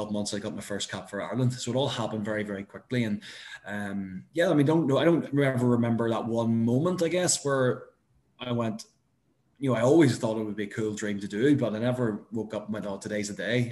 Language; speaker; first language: English; native; English